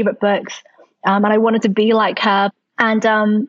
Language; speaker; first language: English; early bilingual, other home language; Chinese